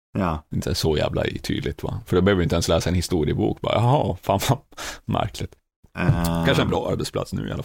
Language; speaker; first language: Swedish; native; Swedish